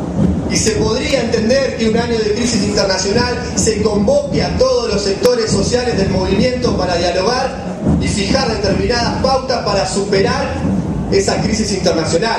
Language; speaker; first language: Spanish; native; Spanish